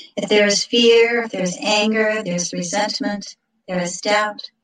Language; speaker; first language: English; native; English